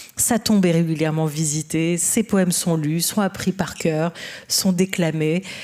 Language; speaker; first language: French; native; French